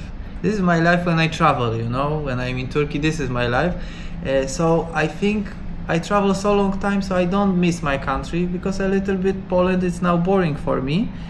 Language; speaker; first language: English; non-native, learner; Polish